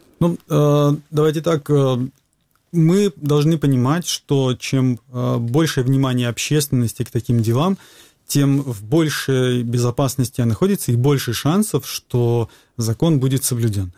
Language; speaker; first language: Russian; native; Russian